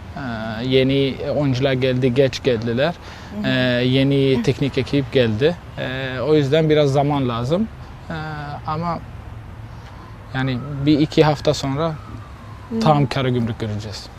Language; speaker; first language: Turkish; non-native, learner; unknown